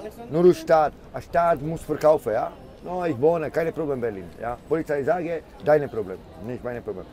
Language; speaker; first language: German; non-native, learner; Czech